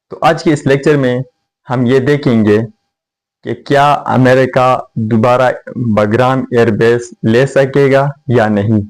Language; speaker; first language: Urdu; non-native, fluent; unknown